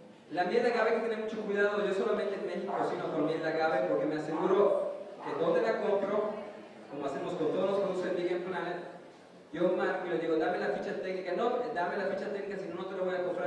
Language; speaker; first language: Spanish; native; Spanish